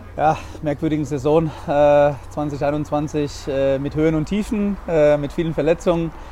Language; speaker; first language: German; non-native, fluent; Spanish